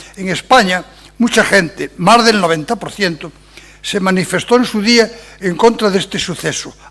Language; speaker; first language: Spanish; non-native, local second language; Galician